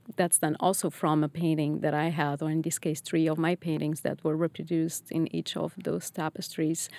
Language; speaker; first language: English; non-native, fluent; Portuguese